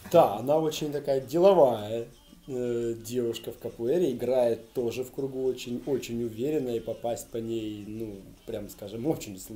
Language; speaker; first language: Russian; native; Russian